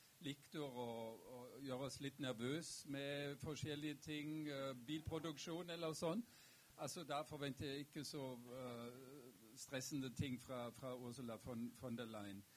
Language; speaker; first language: Norwegian; non-native, fluent; German